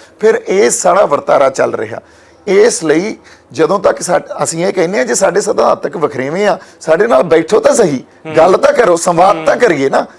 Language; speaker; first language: Punjabi; native; Punjabi